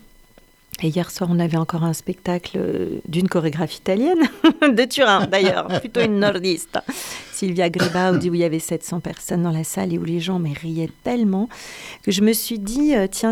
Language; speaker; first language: French; native; French